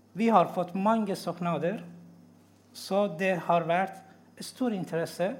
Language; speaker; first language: Norwegian; non-native, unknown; Persian